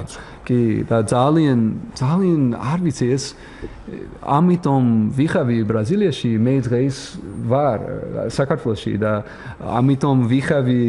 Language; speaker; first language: Georgian; non-native, learner; English